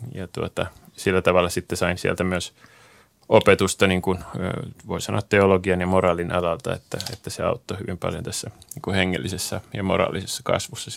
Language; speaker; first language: Finnish; native; Finnish